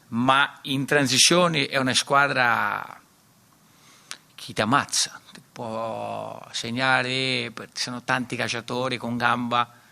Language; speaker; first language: Italian; non-native, fluent; Portuguese